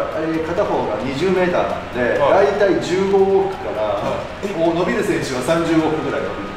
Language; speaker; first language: Japanese; native; Japanese